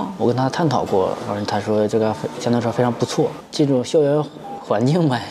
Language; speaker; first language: Chinese; native; Chinese